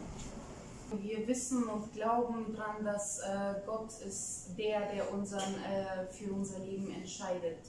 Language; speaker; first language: German; non-native, fluent; Bulgarian